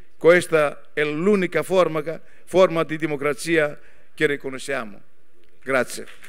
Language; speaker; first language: Italian; non-native, fluent; Greek